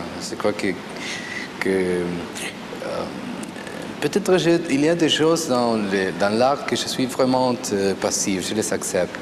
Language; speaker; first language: French; non-native, fluent; Spanish